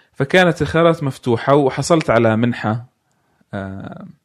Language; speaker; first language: Arabic; native; Arabic